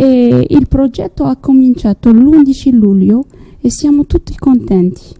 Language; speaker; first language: Italian; non-native, learner; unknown